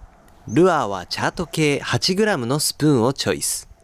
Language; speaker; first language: Japanese; native; Japanese